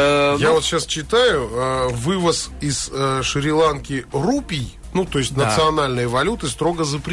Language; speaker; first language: Russian; native; Russian